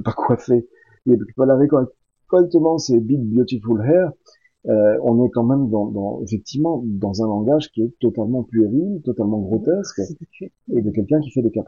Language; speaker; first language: French; native; French